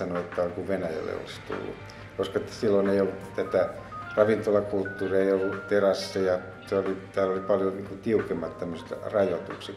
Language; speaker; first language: Finnish; native; Finnish